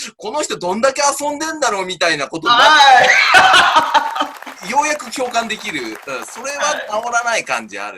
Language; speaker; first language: Japanese; native; Japanese